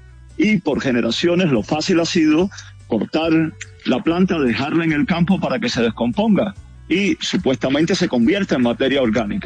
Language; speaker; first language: Spanish; native; Spanish